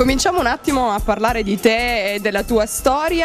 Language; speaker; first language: Italian; native; Italian